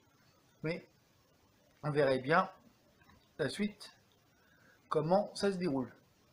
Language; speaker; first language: French; native; French